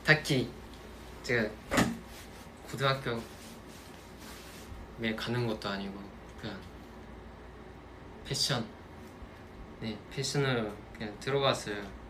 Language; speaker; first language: Korean; non-native, fluent; Japanese